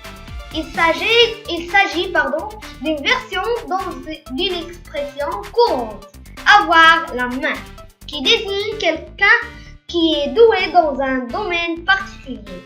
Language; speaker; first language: French; non-native, local second language; Arabic